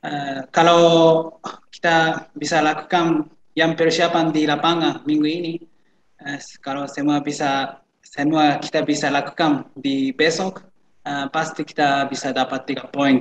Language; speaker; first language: Indonesian; non-native, learner; Japanese